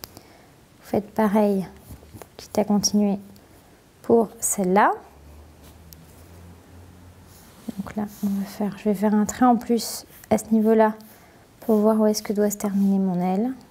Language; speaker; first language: French; native; French